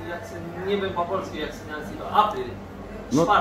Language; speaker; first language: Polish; non-native, learner; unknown